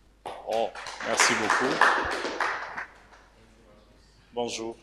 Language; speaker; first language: French; non-native, local second language; Swahili